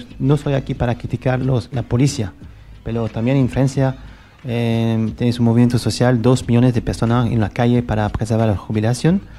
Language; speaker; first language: Spanish; non-native, learner; French